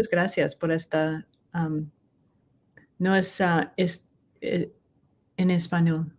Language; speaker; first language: Spanish; non-native, learner; English